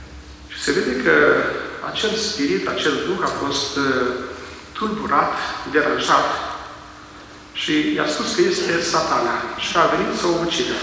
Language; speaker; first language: Romanian; native; Romanian